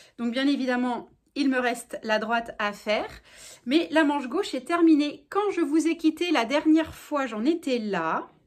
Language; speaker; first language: French; native; French